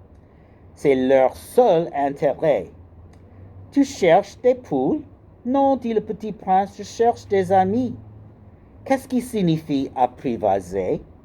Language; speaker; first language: French; non-native, fluent; English